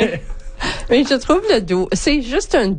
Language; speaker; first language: French; non-native, learner; English